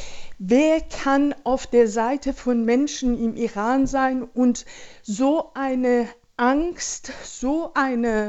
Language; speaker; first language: German; non-native, fluent; Persian